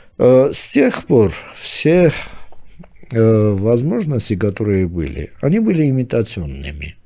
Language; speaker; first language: Russian; non-native, local second language; Armenian